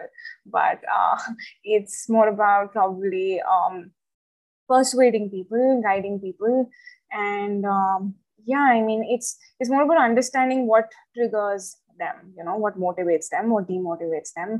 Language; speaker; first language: English; non-native, local second language; Hindi